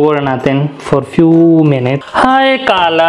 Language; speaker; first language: Filipino; non-native, learner; Punjabi